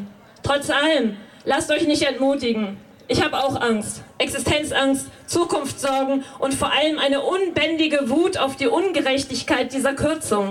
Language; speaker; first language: German; native; German